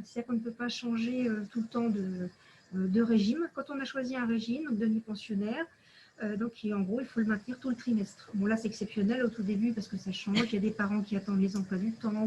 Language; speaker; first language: French; native; French